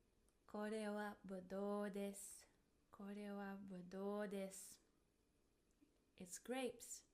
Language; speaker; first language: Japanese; non-native, fluent; English